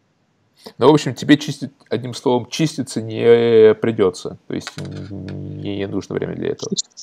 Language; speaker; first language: Russian; native; Russian